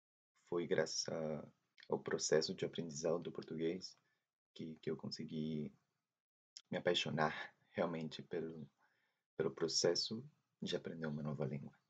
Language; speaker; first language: Portuguese; non-native, fluent; Spanish